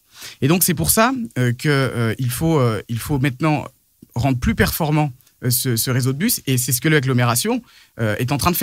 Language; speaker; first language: French; native; French